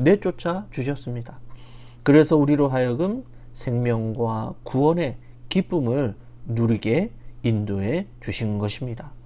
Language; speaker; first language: Korean; native; Korean